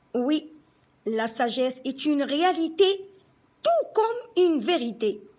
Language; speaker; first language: French; non-native, local second language; Arabic